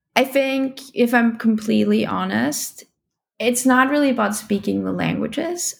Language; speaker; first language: English; non-native, fluent; German